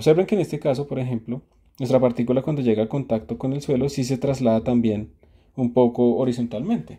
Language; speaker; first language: Spanish; native; Spanish